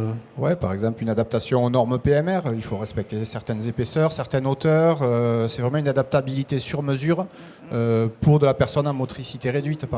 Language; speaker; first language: French; native; French